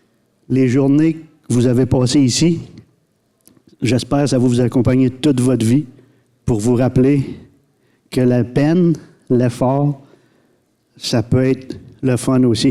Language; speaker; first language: French; native; French